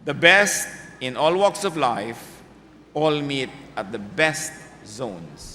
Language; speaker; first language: English; non-native, local second language; Filipino